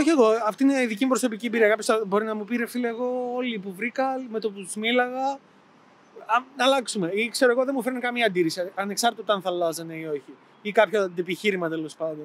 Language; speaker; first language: Greek; native; Greek